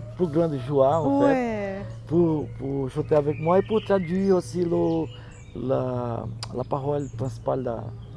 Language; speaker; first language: French; non-native, learner; Portuguese